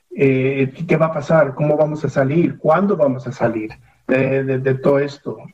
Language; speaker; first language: Spanish; early bilingual, heritage; Spanish